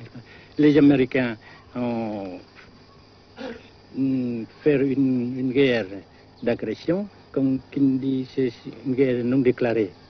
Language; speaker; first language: French; non-native, local second language; Vietnamese